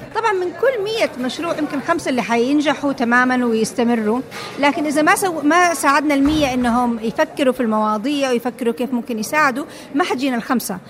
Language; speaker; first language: Arabic; native; Arabic